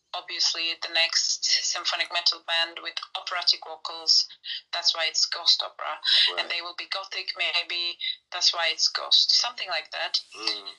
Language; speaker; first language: English; non-native, fluent; Turkish